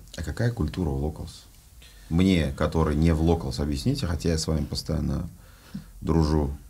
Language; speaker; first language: Russian; non-native, local second language; Uzbek